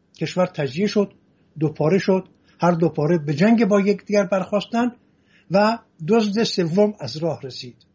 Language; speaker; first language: Persian; non-native, local second language; Assyrian Neo-Aramaic